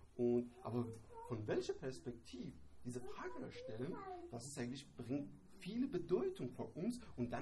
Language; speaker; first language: German; non-native, learner; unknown